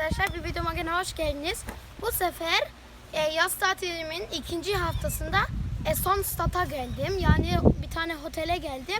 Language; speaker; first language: Turkish; early bilingual, heritage; Turkish